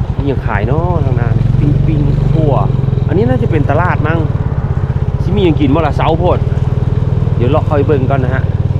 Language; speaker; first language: Thai; native; Thai